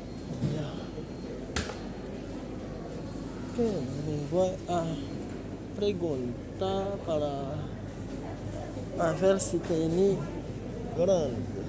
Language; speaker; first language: Spanish; non-native, learner; Haitian Creole